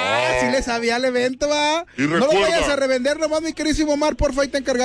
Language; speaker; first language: Spanish; native; Spanish